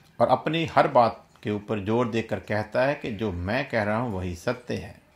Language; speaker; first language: Hindi; non-native, local second language; Punjabi